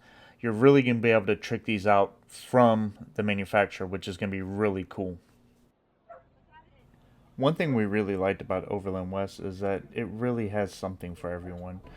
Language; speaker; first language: English; native; English